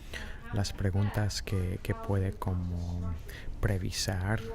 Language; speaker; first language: Spanish; non-native, fluent; English